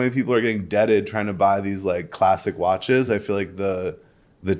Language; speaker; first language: English; native; English